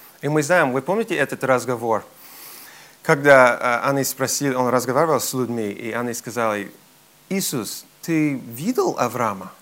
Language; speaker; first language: Russian; non-native, fluent; English